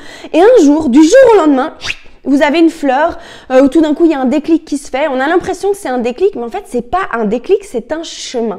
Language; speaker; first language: French; native; French